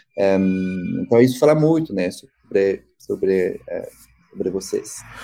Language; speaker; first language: Portuguese; non-native, fluent; French